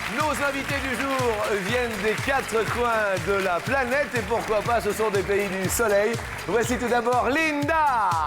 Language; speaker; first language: French; native; French